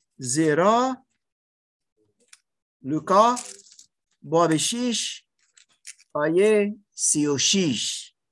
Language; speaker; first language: Persian; non-native, learner; English